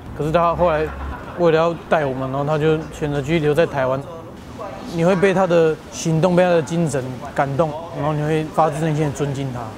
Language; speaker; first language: Chinese; native; Chinese